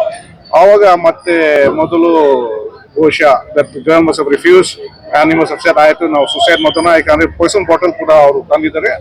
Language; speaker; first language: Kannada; non-native, fluent; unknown